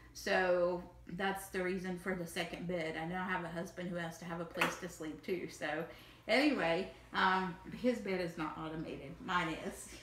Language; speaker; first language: English; native; English